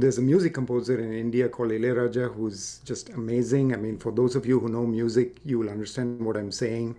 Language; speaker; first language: English; non-native, local second language; Tamil